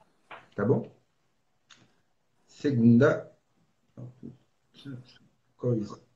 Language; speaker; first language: Portuguese; non-native, fluent; French